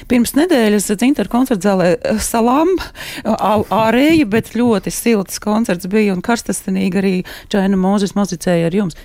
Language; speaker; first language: Latvian; native; Latvian